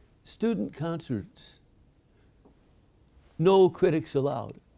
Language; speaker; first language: English; native; English